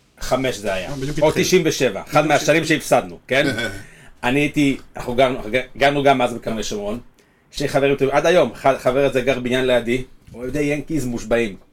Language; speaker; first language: Hebrew; early bilingual, other home language; English